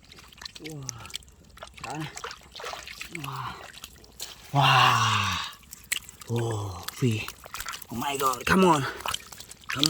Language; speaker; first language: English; non-native, learner; Vietnamese